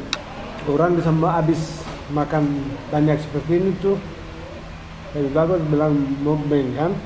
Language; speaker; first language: Indonesian; non-native, learner; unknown